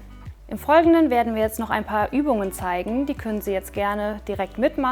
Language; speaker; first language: German; native; German